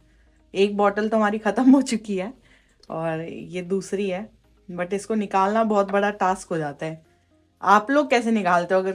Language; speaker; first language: Hindi; native; Hindi